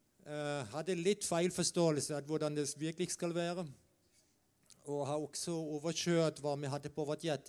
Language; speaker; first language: Norwegian; non-native, fluent; German